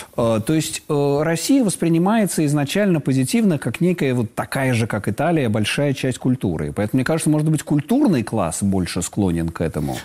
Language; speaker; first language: Russian; native; Russian